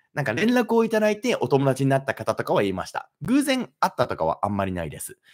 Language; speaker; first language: Japanese; native; Japanese